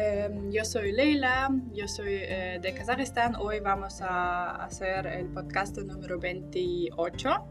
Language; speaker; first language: Spanish; non-native, fluent; Russian